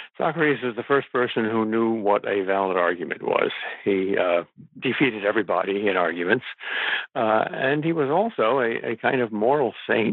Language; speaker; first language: English; native; English